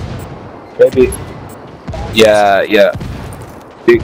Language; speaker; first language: English; non-native, learner; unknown